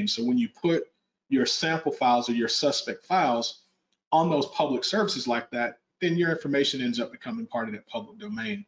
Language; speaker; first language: English; native; English